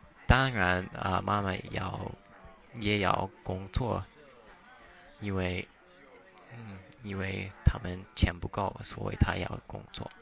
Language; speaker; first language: Chinese; non-native, fluent; English